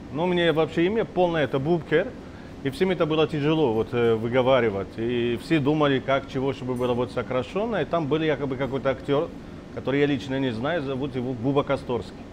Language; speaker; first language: Russian; non-native, fluent; Arabic